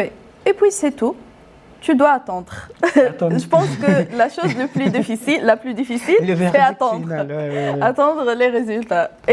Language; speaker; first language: French; non-native, local second language; Arabic